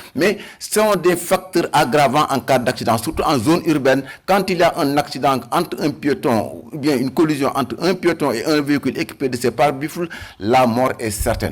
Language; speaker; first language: French; non-native, local second language; Wolof